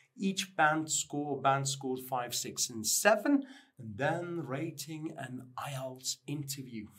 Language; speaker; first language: English; non-native, fluent; Persian